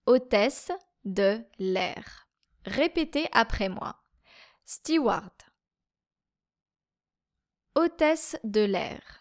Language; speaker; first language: French; native; French